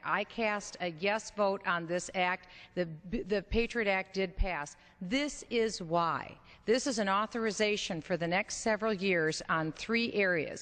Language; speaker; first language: English; native; English